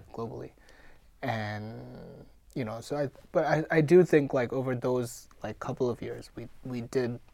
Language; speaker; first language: English; non-native, local second language; Gujarati